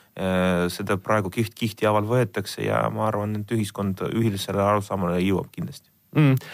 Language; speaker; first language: Estonian; non-native, local second language; Russian